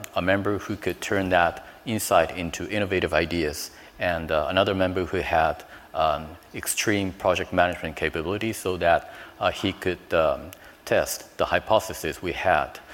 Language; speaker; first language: English; non-native, fluent; Japanese